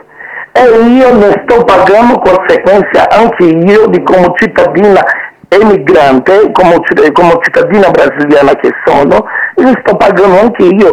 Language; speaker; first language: Italian; non-native, fluent; Portuguese